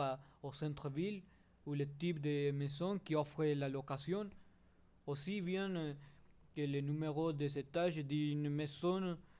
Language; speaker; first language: French; non-native, learner; Spanish